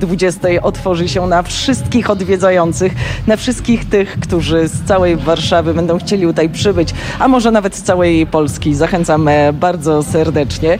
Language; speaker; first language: Polish; native; Polish